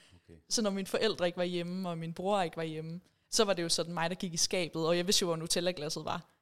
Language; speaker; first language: Danish; early bilingual, other home language; Persian